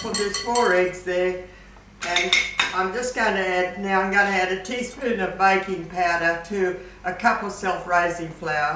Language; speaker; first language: English; native; English